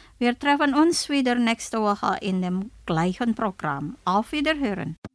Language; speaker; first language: German; non-native, fluent; Indonesian